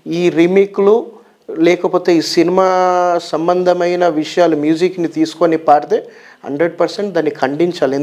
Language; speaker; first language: Telugu; native; Telugu